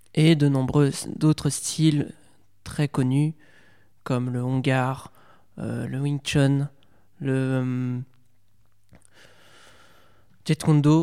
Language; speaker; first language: French; native; French